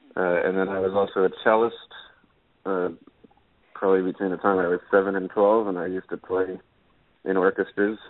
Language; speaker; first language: English; native; English